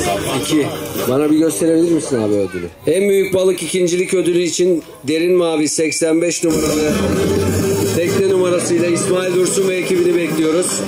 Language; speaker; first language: Turkish; native; Turkish